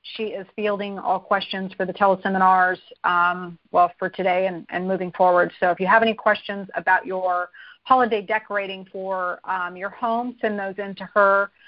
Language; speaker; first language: English; native; English